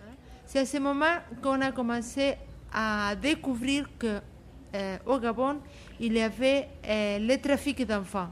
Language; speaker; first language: French; non-native, fluent; Spanish